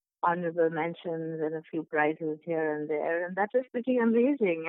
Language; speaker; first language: English; non-native, local second language; Bangla